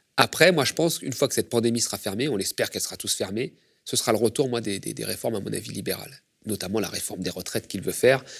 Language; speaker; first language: French; native; French